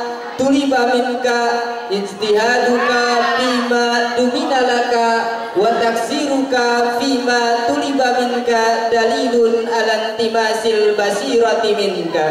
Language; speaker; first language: Arabic; non-native, learner; Indonesian